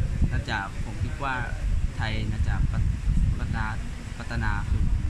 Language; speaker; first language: Thai; non-native, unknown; Vietnamese